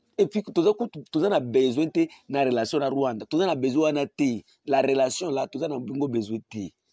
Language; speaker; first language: Lingala; non-native, local second language; Swahili